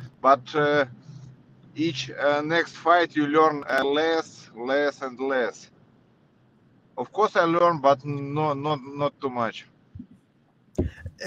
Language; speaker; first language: English; non-native, learner; Russian